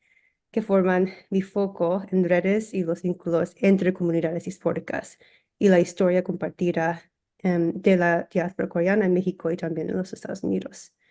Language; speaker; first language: Spanish; early bilingual, heritage; English